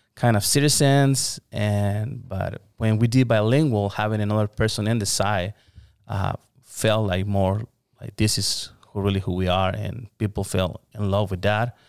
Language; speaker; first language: English; non-native, learner; Spanish